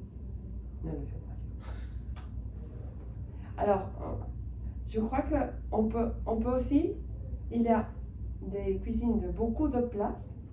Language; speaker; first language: French; non-native, fluent; Spanish